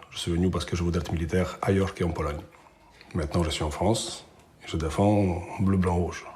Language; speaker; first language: French; non-native, fluent; Polish